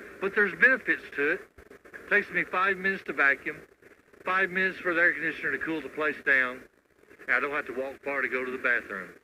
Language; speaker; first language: English; native; English